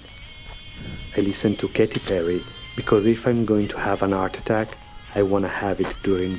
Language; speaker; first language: English; non-native, fluent; Italian